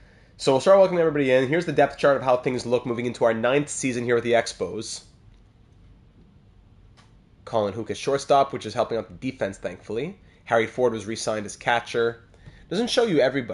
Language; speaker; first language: English; native; English